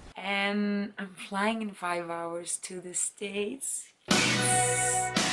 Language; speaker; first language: English; non-native, fluent; Greek